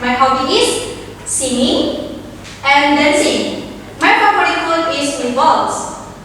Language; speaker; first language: English; non-native, learner; Indonesian